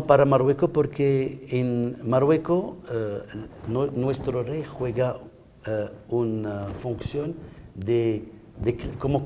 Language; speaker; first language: Spanish; non-native, fluent; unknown